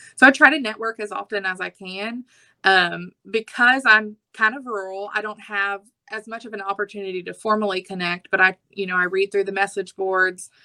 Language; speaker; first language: English; native; English